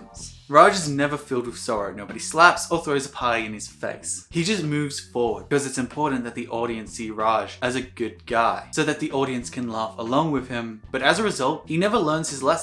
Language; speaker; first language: English; native; English